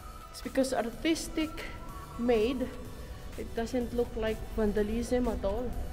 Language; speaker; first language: English; non-native, local second language; Filipino